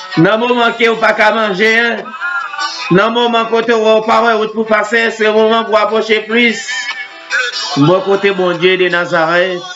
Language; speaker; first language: French; non-native, local second language; Haitian Creole